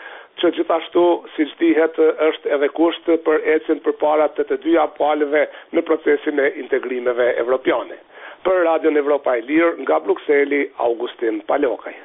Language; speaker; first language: Albanian; native; Albanian